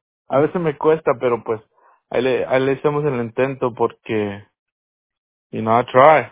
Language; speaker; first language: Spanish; early bilingual, heritage; Spanish